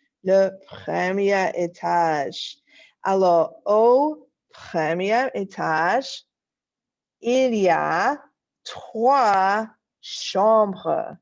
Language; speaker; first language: French; non-native, fluent; English